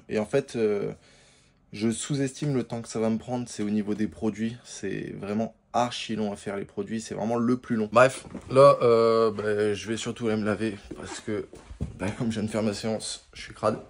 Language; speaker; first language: French; native; French